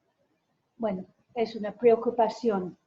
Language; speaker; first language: Spanish; non-native, fluent; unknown